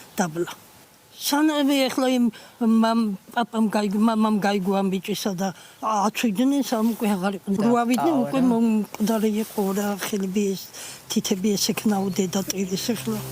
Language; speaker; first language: Georgian; native; Georgian